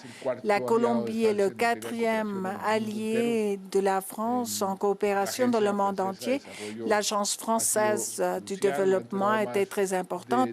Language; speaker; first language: French; non-native, fluent; Spanish